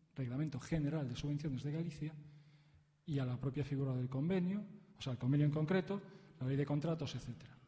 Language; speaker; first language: Spanish; native; Spanish